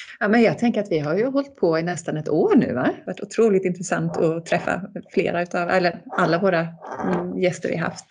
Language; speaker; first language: Swedish; native; Swedish